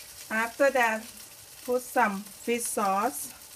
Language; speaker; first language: English; non-native, learner; Thai